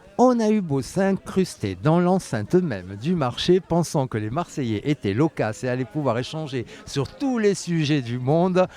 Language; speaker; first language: French; native; French